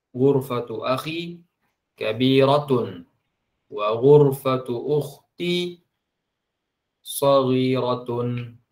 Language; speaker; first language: Arabic; non-native, fluent; Indonesian